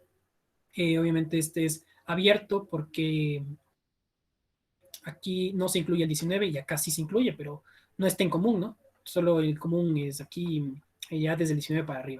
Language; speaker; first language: Spanish; native; Spanish